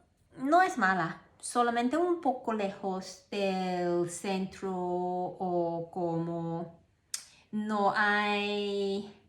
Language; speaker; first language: Spanish; non-native, learner; Cantonese